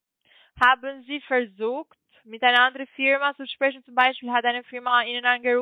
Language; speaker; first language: German; non-native, learner; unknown